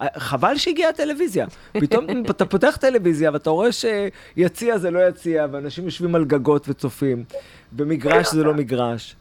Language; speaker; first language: Hebrew; native; Hebrew